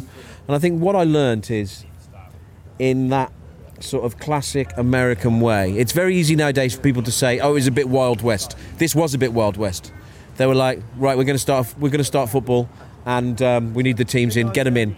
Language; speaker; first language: English; native; English